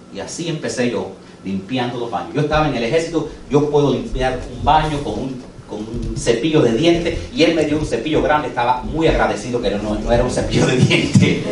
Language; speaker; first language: Spanish; early bilingual, heritage; English